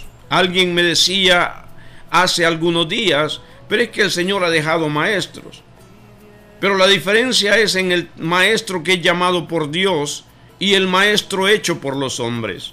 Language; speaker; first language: Spanish; native; Spanish